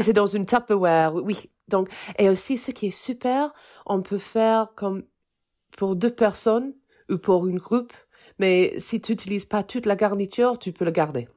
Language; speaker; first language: French; non-native, fluent; English